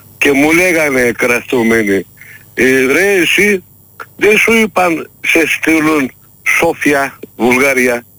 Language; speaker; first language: Greek; non-native, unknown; Turkish